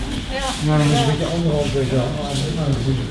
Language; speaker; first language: Dutch; native; Dutch